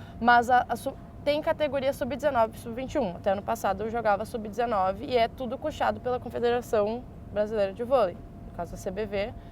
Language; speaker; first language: Portuguese; native; Portuguese